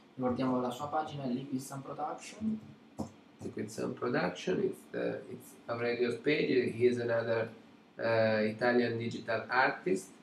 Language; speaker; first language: English; non-native, fluent; Italian